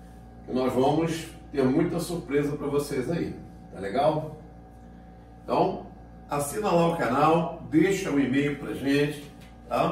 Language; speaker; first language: Portuguese; native; Portuguese